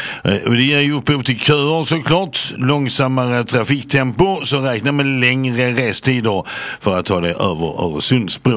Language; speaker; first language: Swedish; native; Swedish